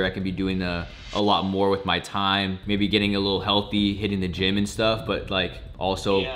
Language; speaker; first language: English; native; English